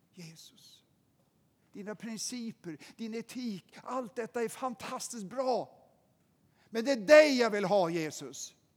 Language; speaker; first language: Swedish; native; Swedish